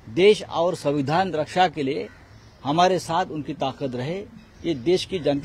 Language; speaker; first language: Hindi; non-native, local second language; Marathi